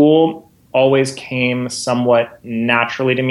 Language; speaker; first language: English; native; English